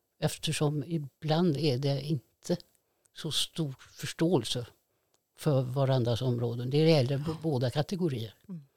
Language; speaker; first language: Swedish; native; Swedish